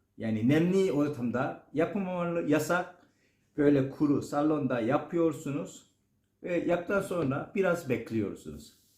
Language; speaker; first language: Turkish; non-native, learner; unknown